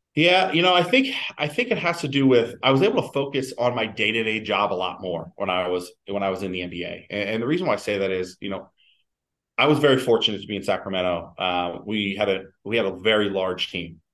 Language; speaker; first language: English; native; English